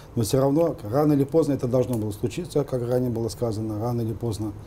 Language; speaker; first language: Russian; non-native, local second language; Uzbek